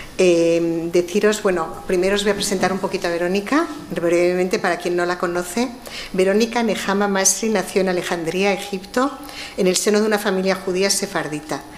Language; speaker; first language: Spanish; native; Spanish